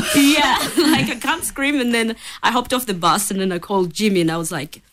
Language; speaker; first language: English; early bilingual, other home language; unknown